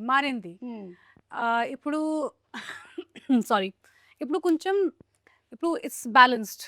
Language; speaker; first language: Telugu; non-native, local second language; Hindi